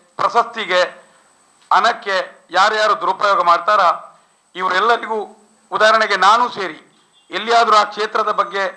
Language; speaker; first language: Kannada; non-native, local second language; Tulu